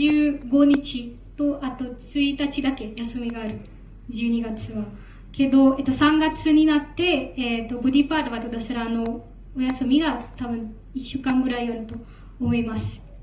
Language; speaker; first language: Japanese; non-native, learner; Marathi